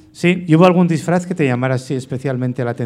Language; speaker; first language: Spanish; native; Spanish